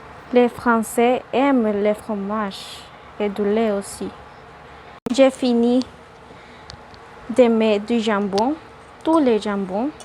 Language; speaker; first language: French; non-native, learner; Spanish